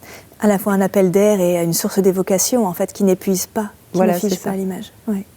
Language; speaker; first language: French; native; French